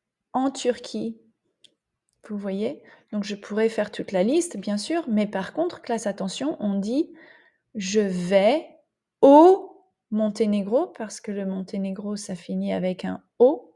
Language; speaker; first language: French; non-native, fluent; English